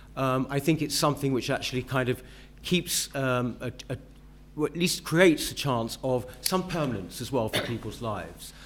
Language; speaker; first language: English; native; English